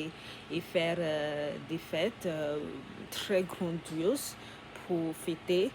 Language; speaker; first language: French; non-native, learner; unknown